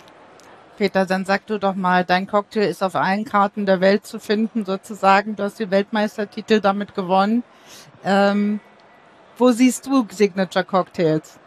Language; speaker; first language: German; native; German